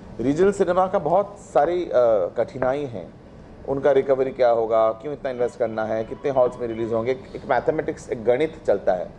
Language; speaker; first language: Hindi; non-native, local second language; Bangla